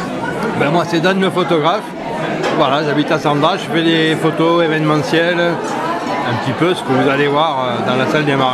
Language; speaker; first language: French; native; French